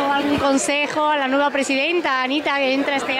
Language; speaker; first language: Spanish; native; Spanish